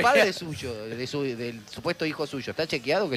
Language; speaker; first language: Spanish; native; Spanish